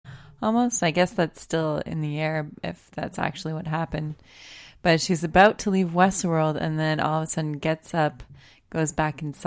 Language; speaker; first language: English; native; English